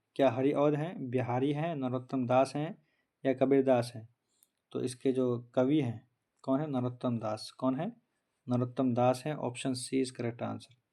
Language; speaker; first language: Hindi; native; Hindi